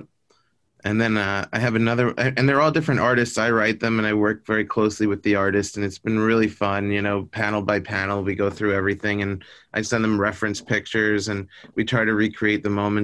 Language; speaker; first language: English; native; English